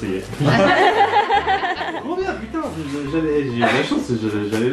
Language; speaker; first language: French; native; French